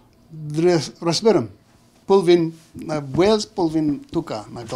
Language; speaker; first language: Bulgarian; non-native, learner; English